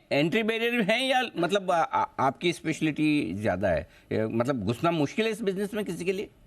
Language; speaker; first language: Hindi; native; Hindi